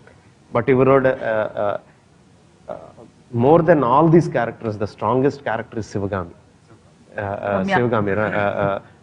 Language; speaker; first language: Tamil; non-native, fluent; Telugu